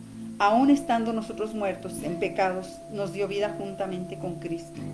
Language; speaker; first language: Spanish; native; Spanish